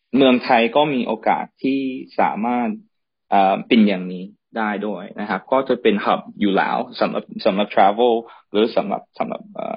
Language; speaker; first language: Thai; early bilingual, heritage; Thai